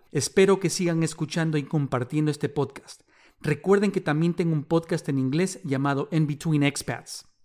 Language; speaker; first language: Spanish; native; Spanish